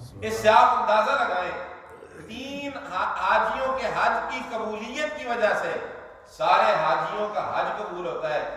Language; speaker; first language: Urdu; non-native, local second language; Northern Hindko